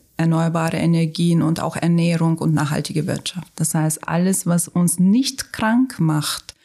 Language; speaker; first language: German; non-native, fluent; Turkish